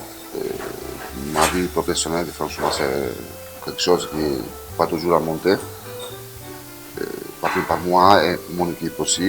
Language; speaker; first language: French; non-native, fluent; Italian